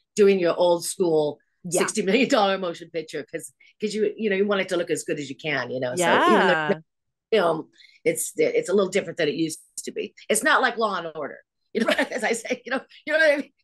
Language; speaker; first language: English; native; English